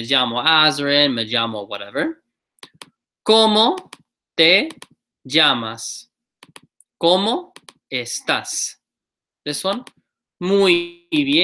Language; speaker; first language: Spanish; non-native, learner; English